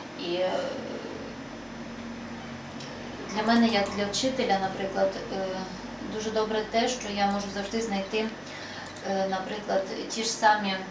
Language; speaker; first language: Ukrainian; native; Ukrainian